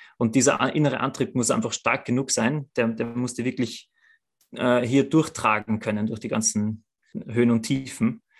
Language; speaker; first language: German; native; German